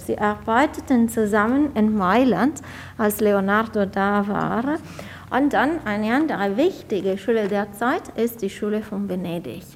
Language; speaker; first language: German; non-native, fluent; Italian